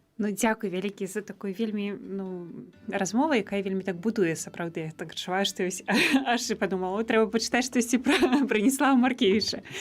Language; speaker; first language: Belarusian; native; Belarusian